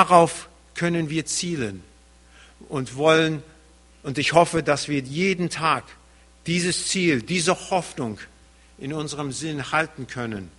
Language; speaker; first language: German; early bilingual, heritage; German